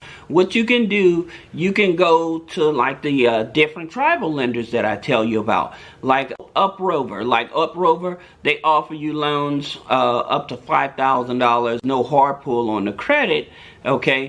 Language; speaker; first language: English; native; English